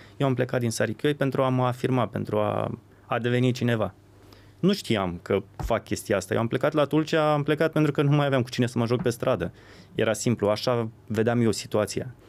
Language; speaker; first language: Romanian; native; Romanian